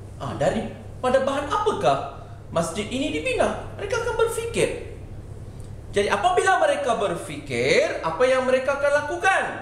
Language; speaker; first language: Malay; non-native, local second language; Tamil